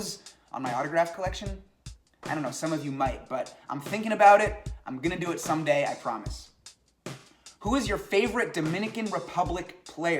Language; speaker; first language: English; native; English